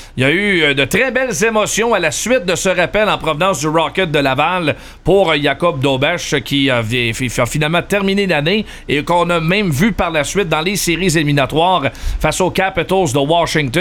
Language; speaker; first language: French; native; French